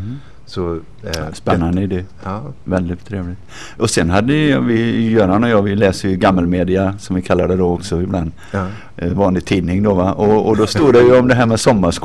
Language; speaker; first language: Swedish; native; Swedish